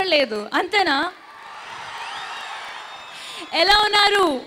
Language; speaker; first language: Telugu; non-native, fluent; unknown